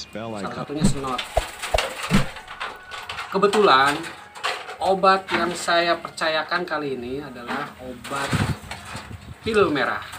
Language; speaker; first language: Indonesian; native; Indonesian